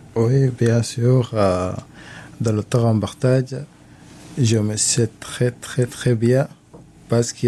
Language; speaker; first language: French; non-native, learner; Arabic